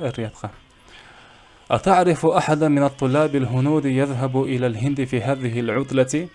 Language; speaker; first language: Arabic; non-native, fluent; Kazakh